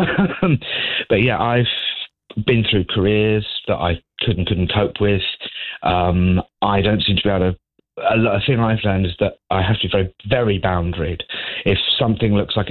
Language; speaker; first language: English; native; English